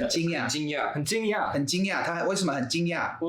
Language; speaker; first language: Chinese; non-native, fluent; English